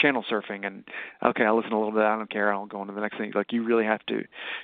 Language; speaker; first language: English; native; English